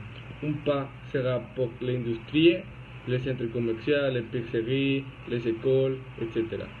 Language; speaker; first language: French; non-native, learner; Spanish